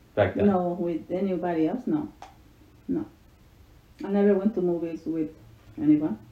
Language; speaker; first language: English; non-native, learner; Spanish